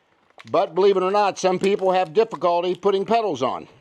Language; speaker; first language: English; native; English